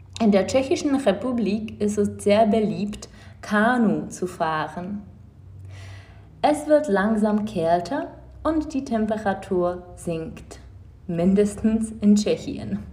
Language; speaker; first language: German; non-native, fluent; Czech